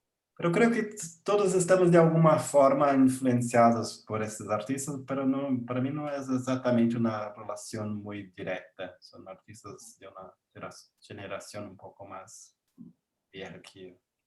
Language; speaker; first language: Spanish; non-native, learner; Portuguese